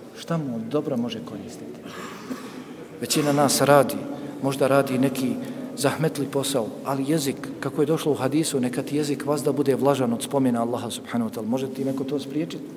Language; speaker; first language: Bosnian; native; Bosnian